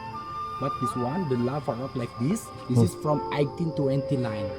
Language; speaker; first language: English; non-native, learner; Sundanese